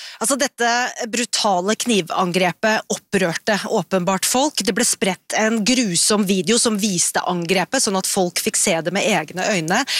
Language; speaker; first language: Norwegian; native; Norwegian